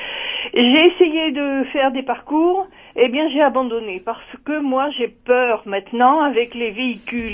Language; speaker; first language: French; native; French